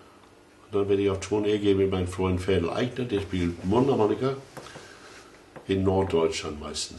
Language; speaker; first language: German; non-native, fluent; English